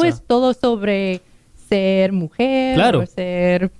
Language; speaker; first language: Spanish; non-native, learner; English